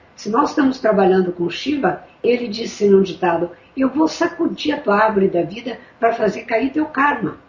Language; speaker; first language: Portuguese; native; Portuguese